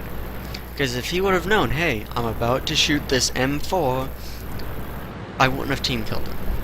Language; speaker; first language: English; native; English